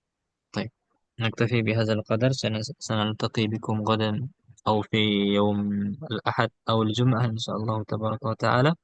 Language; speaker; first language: Arabic; non-native, fluent; Indonesian